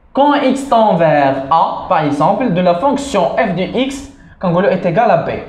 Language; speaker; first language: French; non-native, local second language; Arabic